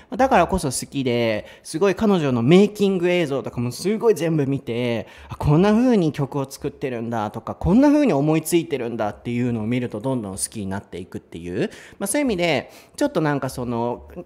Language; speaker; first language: Japanese; native; Japanese